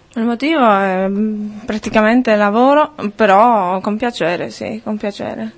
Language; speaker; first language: Italian; non-native, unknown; Polish